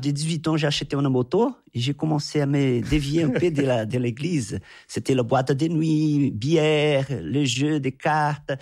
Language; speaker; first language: French; non-native, fluent; Portuguese